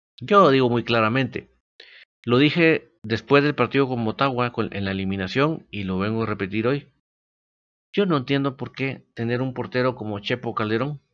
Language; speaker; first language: Spanish; native; Spanish